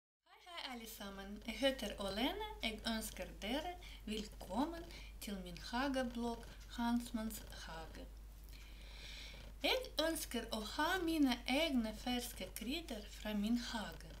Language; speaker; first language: Norwegian; non-native, learner; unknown